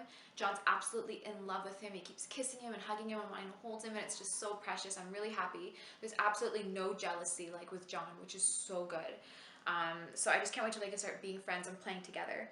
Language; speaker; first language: English; native; English